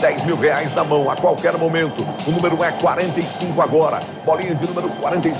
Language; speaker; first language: Portuguese; native; Portuguese